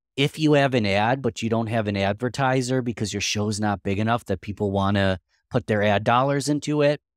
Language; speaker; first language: English; native; English